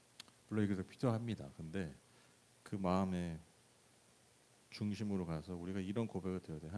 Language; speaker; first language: Korean; native; Korean